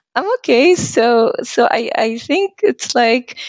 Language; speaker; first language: English; early bilingual, other home language; Arabic